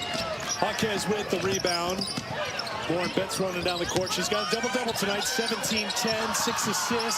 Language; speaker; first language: English; native; English